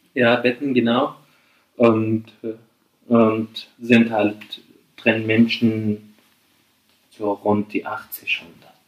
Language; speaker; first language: German; non-native, fluent; Arabic